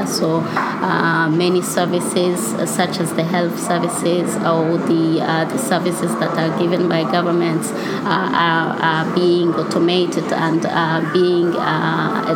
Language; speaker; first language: English; non-native, local second language; Kinyarwanda